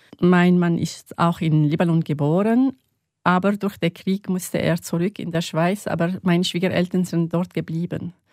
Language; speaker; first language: German; non-native, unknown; Arabic